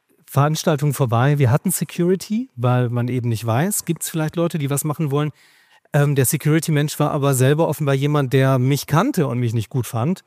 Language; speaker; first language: German; native; German